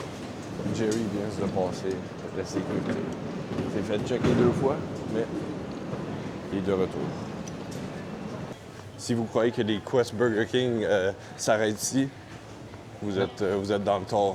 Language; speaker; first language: French; native; French